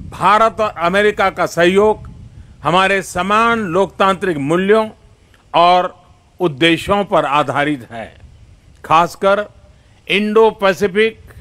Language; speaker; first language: Hindi; non-native, local second language; Gujarati